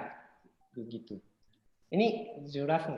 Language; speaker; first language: Indonesian; non-native, fluent; Japanese